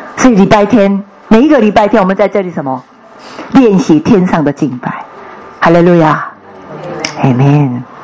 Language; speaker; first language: Chinese; non-native, fluent; Korean